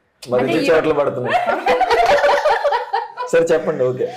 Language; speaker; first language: Telugu; native; Telugu